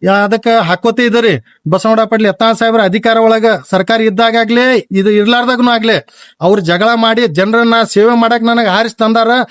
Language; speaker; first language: Kannada; non-native, local second language; Lambadi